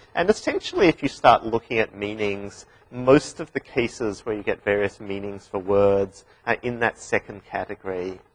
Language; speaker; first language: English; native; English